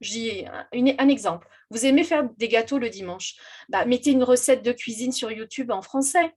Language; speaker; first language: French; native; French